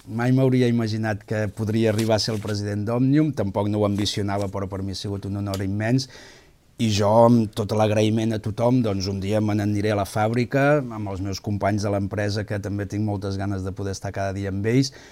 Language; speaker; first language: Catalan; non-native, local second language; Spanish